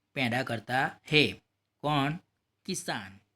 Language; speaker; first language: Hindi; non-native, local second language; Gujarati